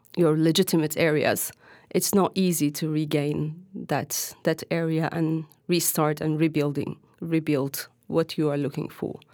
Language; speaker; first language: English; non-native, fluent; Turkish